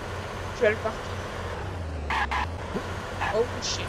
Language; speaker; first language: French; native; French